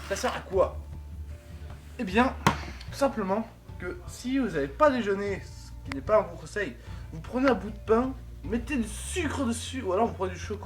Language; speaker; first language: French; native; French